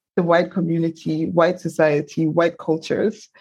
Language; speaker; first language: English; non-native, local second language; Yoruba